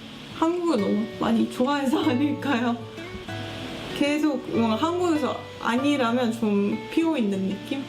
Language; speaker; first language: Korean; non-native, fluent; Estonian